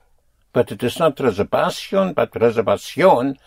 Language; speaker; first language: Spanish; non-native, fluent; English